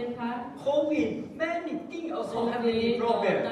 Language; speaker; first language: English; non-native, learner; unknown